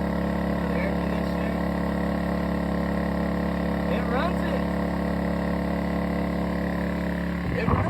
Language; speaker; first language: English; native; English